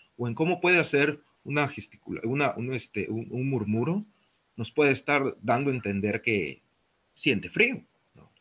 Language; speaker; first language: Spanish; native; Spanish